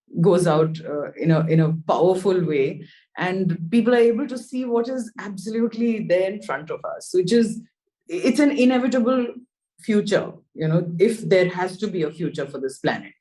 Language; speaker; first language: English; non-native, local second language; Hindi